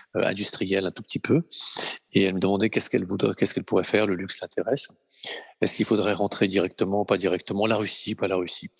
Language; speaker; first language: French; non-native, fluent; Ukrainian